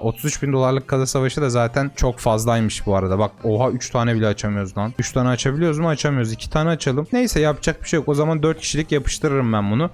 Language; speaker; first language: Turkish; native; Turkish